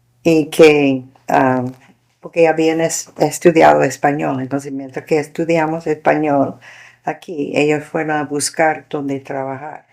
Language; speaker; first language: Spanish; non-native, fluent; English